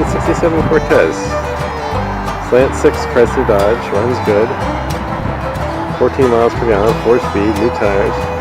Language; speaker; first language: English; native; English